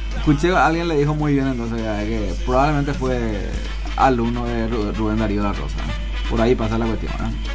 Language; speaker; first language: Spanish; non-native, local second language; Guarani